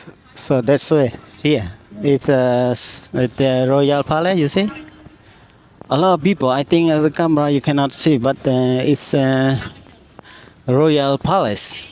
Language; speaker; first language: English; non-native, learner; Khmer